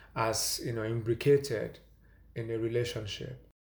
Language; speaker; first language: English; non-native, local second language; Igbo